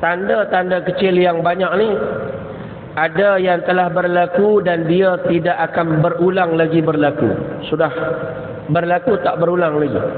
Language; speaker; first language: Malay; native; Malay